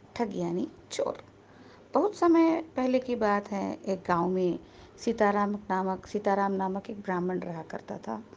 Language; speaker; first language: Hindi; non-native, local second language; Telugu